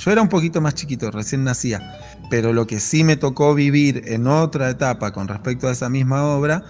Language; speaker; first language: Spanish; native; Spanish